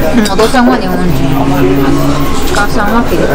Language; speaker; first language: Japanese; native; Japanese